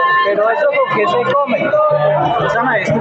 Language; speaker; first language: Spanish; native; Spanish